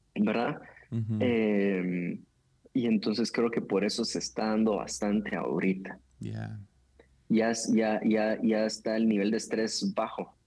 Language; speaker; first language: Spanish; native; Spanish